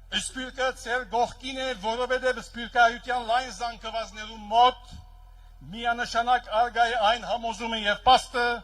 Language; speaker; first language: Armenian; early bilingual, heritage; Armenian